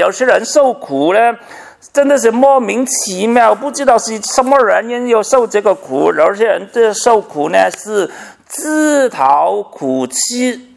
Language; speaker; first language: Chinese; non-native, local second language; Cantonese